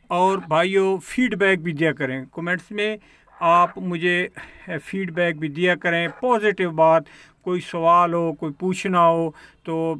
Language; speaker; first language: Urdu; non-native, local second language; Punjabi